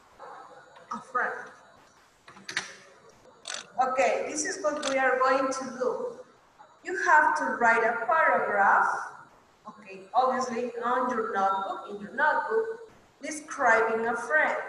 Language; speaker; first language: English; non-native, fluent; Spanish